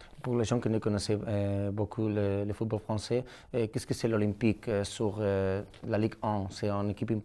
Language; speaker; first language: French; non-native, learner; Catalan